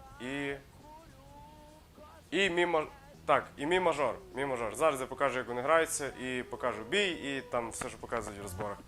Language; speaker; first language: Ukrainian; native; Ukrainian